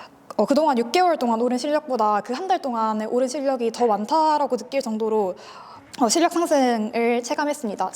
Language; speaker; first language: Korean; native; Korean